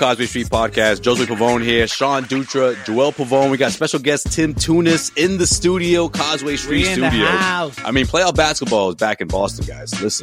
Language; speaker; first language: English; native; English